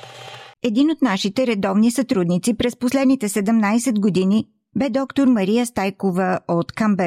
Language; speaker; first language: Bulgarian; native; Bulgarian